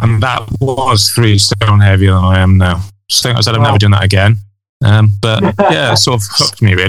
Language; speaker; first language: English; native; English